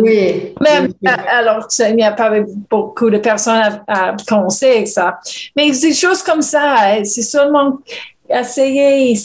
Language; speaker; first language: French; non-native, learner; English